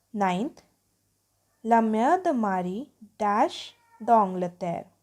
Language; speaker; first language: French; non-native, fluent; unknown